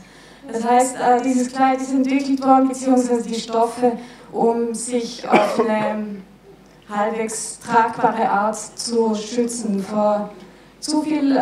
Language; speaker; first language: German; native; German